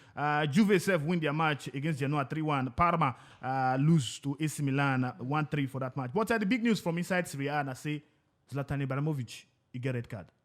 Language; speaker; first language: Nigerian Pidgin; non-native, local second language; Igbo